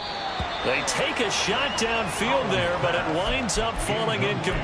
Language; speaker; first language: English; native; English